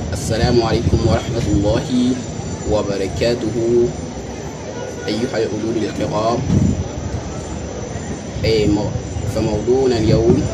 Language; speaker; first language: Arabic; non-native, learner; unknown